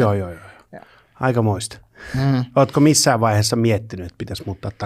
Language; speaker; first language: Finnish; native; Finnish